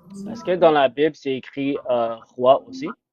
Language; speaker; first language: French; non-native, fluent; English